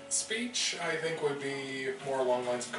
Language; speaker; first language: English; native; English